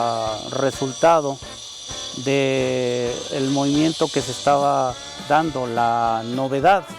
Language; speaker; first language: Spanish; native; Spanish